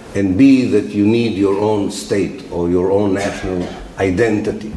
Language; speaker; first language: English; non-native, fluent; Arabic